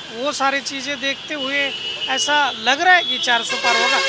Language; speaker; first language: Hindi; non-native, local second language; Marathi